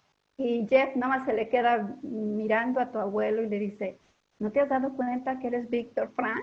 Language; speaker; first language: Spanish; native; Spanish